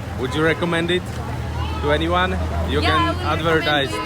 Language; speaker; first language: English; non-native, fluent; Polish